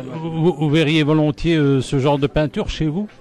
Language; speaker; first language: French; native; French